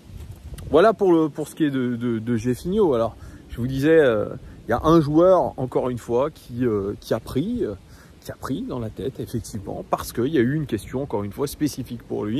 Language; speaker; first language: French; native; French